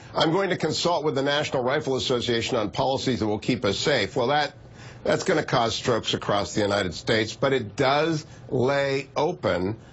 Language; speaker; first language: English; native; English